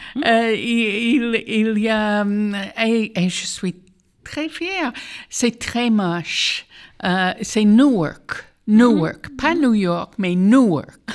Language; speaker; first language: French; non-native, fluent; English